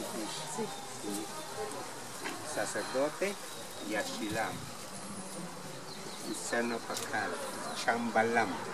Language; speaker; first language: English; non-native, learner; Spanish